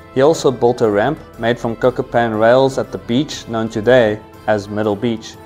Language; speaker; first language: English; native; English